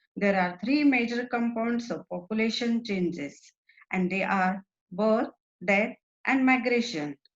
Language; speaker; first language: English; non-native, local second language; Marathi